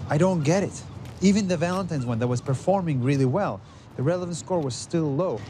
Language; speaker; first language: English; non-native, fluent; Arabic